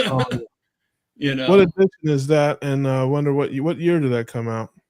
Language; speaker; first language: English; native; English